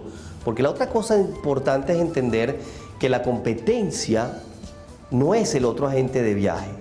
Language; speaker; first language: Spanish; native; Spanish